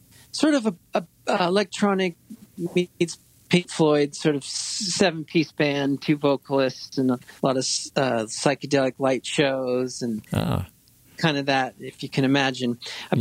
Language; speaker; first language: English; native; English